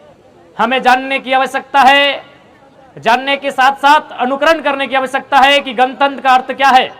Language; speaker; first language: Hindi; non-native, local second language; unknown